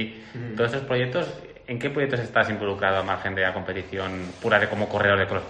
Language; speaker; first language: Spanish; native; Spanish